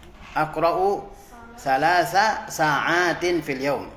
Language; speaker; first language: Arabic; non-native, fluent; Indonesian